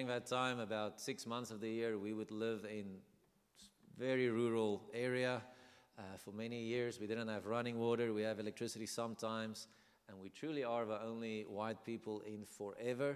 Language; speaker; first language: English; non-native, local second language; Afrikaans